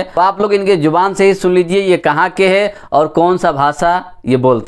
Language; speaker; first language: Hindi; native; Hindi